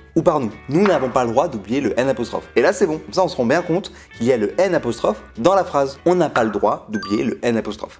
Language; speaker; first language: French; native; French